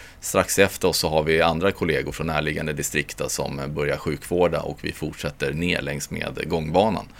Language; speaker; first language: Swedish; native; Swedish